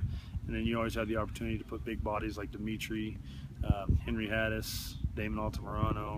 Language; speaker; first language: English; native; English